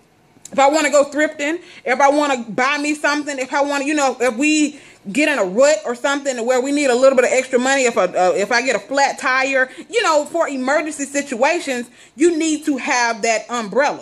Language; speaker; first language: English; native; English